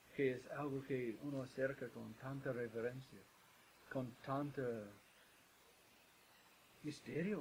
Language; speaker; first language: Spanish; non-native, fluent; English